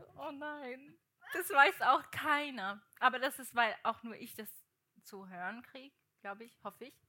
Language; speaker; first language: German; early bilingual, other home language; Portuguese